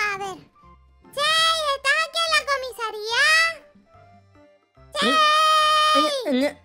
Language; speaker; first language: Spanish; native; Spanish